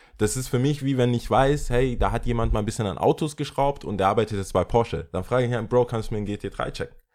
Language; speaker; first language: German; early bilingual, other home language; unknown